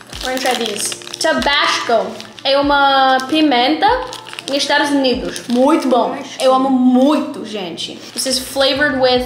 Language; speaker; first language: Portuguese; non-native, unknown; English